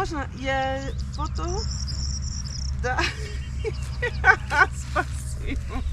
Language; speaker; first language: Russian; non-native, learner; German